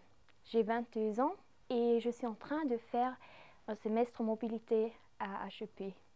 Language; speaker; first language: French; non-native, local second language; German